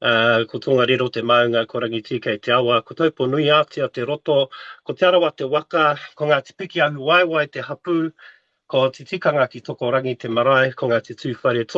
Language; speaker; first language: Māori; non-native, local second language; English